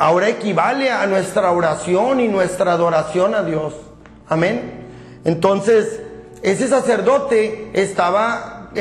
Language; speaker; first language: Spanish; native; Spanish